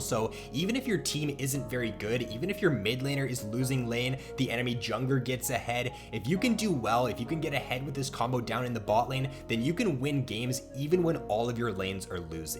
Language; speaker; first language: English; native; English